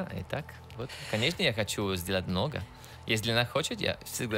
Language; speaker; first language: Russian; non-native, learner; Italian